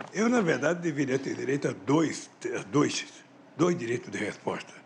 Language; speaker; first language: Portuguese; native; Portuguese